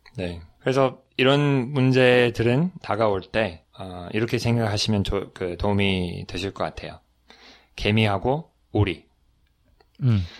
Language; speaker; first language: Korean; non-native, fluent; English